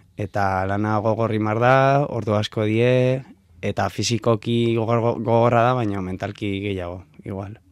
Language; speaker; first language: Basque; native; Basque